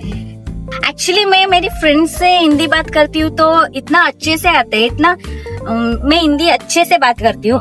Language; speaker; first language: Hindi; non-native, local second language; Kannada